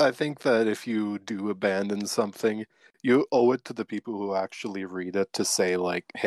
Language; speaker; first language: English; native; English